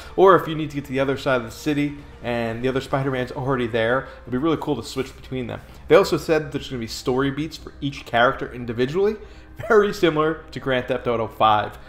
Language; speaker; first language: English; native; English